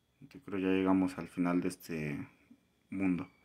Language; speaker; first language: Spanish; native; Spanish